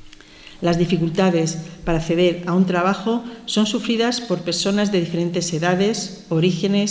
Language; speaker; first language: Spanish; native; Spanish